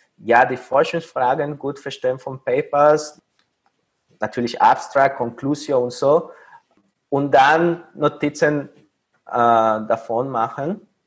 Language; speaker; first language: German; non-native, fluent; Spanish